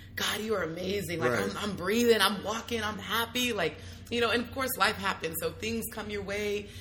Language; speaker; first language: English; native; English